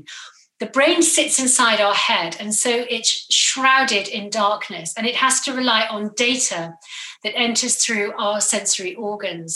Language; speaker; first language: English; native; English